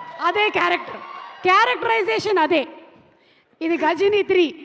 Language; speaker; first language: Telugu; native; Telugu